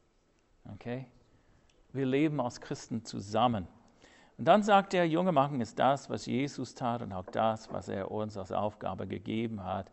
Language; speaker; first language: German; non-native, fluent; English